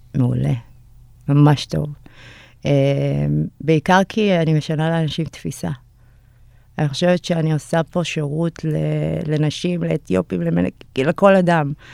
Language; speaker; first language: Hebrew; early bilingual, other home language; Amharic